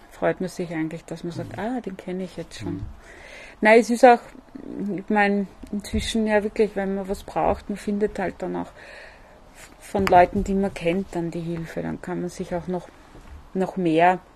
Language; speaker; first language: German; native; German